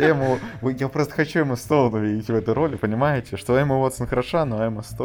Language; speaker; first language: Russian; native; Russian